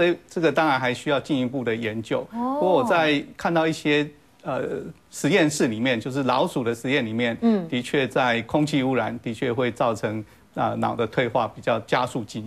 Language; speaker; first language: Chinese; native; Chinese